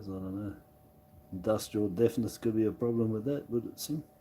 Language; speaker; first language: English; native; English